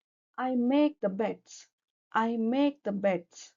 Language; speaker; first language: English; non-native, local second language; Kannada